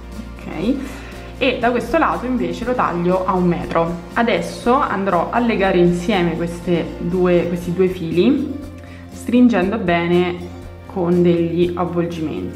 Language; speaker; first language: Italian; native; Italian